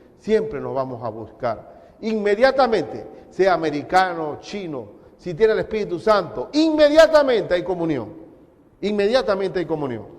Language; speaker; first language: Spanish; native; Spanish